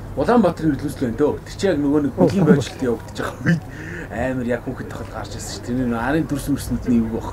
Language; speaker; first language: Mongolian; native; Mongolian